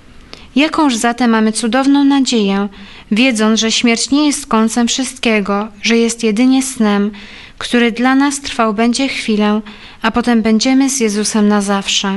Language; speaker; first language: Polish; native; Polish